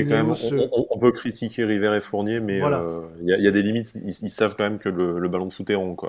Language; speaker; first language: French; native; French